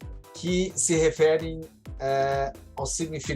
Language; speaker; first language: Portuguese; non-native, fluent; German